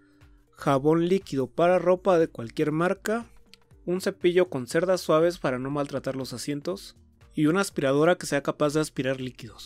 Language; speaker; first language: Spanish; native; Spanish